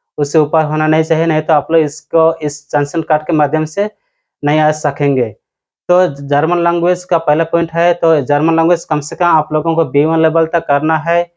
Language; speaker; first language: Hindi; non-native, local second language; Odia